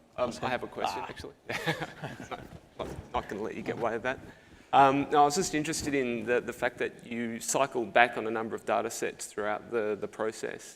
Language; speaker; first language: English; native; English